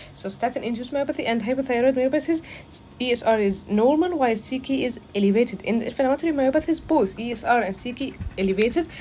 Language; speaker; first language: English; non-native, fluent; Arabic